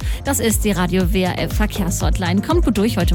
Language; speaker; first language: German; native; German